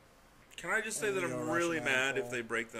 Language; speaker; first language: English; native; English